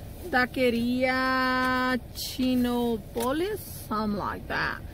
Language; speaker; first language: English; early bilingual, other home language; Spanish